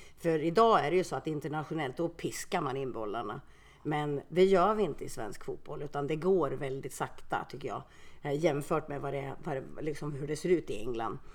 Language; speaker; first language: Swedish; early bilingual, other home language; Finnish